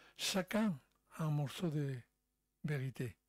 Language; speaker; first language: French; non-native, fluent; Spanish